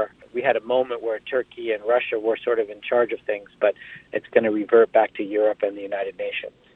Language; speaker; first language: English; native; English